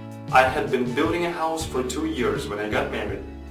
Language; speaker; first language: English; non-native, fluent; Russian